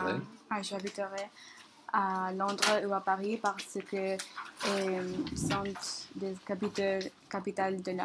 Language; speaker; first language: French; non-native, learner; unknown